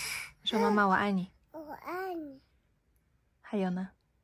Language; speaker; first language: Chinese; native; Chinese